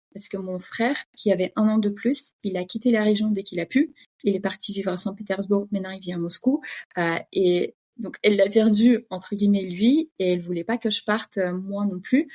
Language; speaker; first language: French; non-native, fluent; Russian